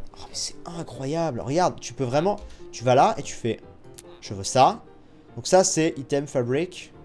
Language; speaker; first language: French; native; French